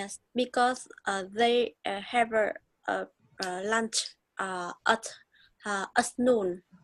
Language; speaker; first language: English; non-native, learner; Vietnamese